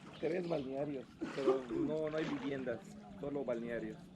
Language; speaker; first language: Spanish; non-native, learner; Polish